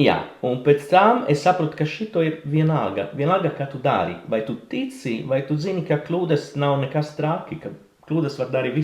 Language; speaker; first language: Latvian; non-native, learner; Italian